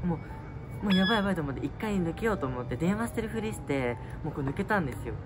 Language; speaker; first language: Japanese; native; Japanese